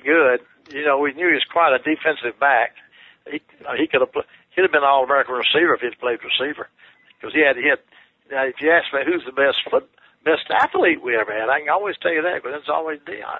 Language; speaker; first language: English; native; English